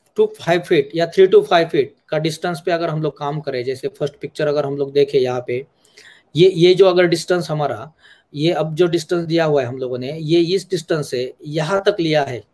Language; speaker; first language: Hindi; non-native, local second language; Marathi